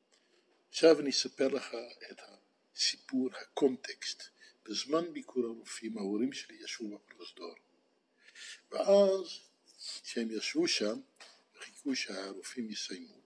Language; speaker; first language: Hebrew; non-native, fluent; Dutch